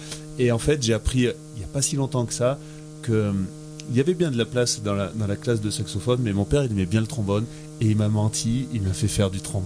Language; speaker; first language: French; native; French